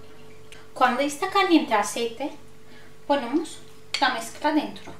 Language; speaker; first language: Spanish; non-native, learner; Turkish